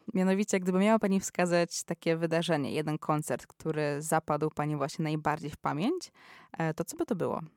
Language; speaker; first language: Polish; native; Polish